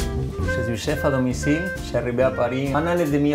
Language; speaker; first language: French; non-native, fluent; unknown